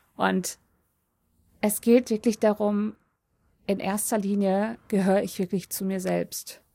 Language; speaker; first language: German; early bilingual, other home language; Polish